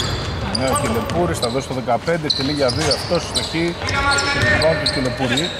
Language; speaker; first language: Greek; native; Greek